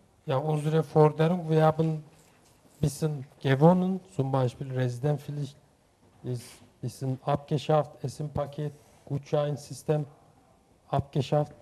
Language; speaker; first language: German; non-native, learner; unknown